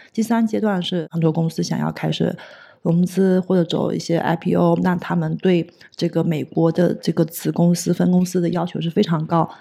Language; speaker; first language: Chinese; native; Chinese